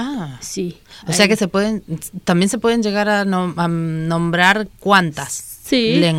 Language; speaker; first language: Spanish; native; Spanish